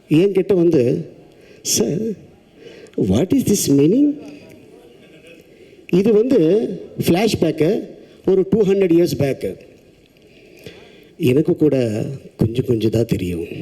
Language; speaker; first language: Tamil; non-native, local second language; Telugu